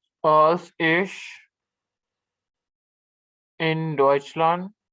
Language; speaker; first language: German; non-native, learner; Urdu